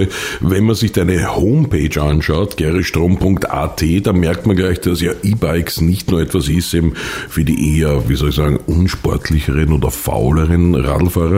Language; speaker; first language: German; native; German